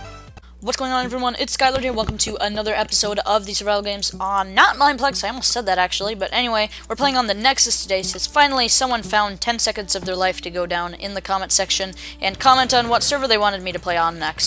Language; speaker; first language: English; native; English